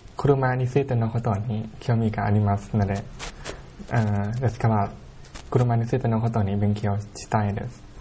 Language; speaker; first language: Japanese; non-native, learner; Thai